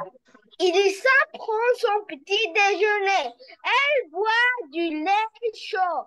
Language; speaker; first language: French; non-native, learner; Arabic